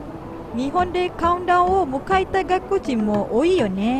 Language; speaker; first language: Japanese; non-native, fluent; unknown